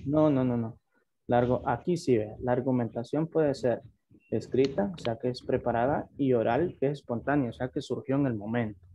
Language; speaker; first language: Spanish; native; Spanish